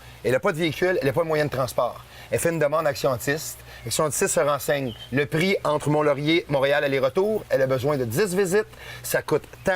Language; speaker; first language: French; native; French